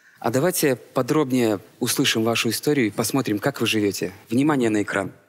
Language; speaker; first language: Russian; native; Russian